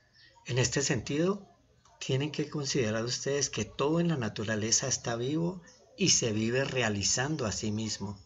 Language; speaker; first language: Spanish; native; Spanish